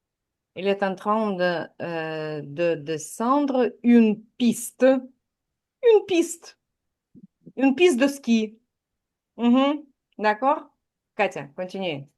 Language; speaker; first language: French; non-native, fluent; Ukrainian